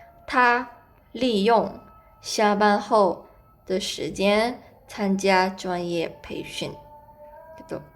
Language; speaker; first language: Chinese; non-native, fluent; Indonesian